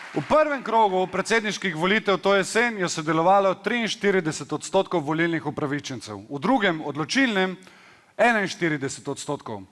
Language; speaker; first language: Slovenian; native; Slovenian